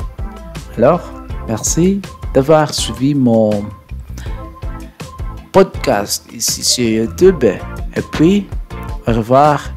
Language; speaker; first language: French; non-native, learner; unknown